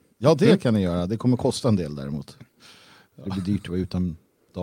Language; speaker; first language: Swedish; native; Swedish